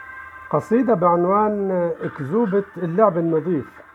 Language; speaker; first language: Arabic; native; Arabic